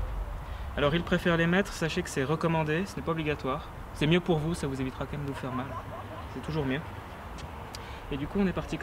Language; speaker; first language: French; native; French